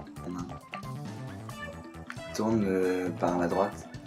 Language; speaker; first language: French; native; French